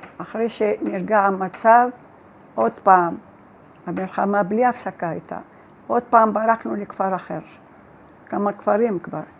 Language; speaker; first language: Hebrew; non-native, fluent; Arabic